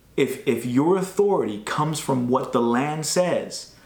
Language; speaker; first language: English; native; English